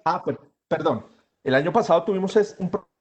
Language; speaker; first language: Spanish; native; Spanish